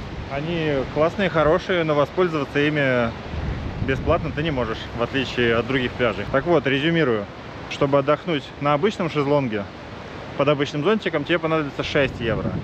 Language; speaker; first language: Russian; native; Russian